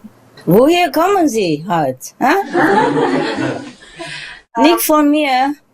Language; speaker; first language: German; non-native, learner; Vietnamese